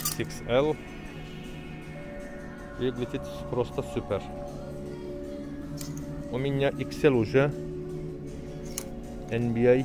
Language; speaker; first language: Russian; non-native, learner; Turkish